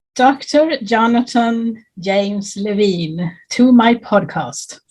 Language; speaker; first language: English; non-native, fluent; Swedish